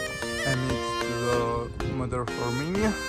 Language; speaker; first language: English; non-native, local second language; Bangla